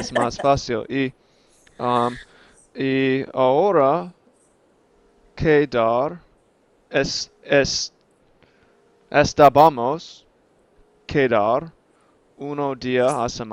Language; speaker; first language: Spanish; non-native, learner; English